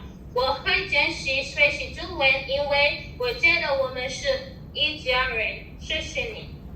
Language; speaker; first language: Chinese; non-native, learner; English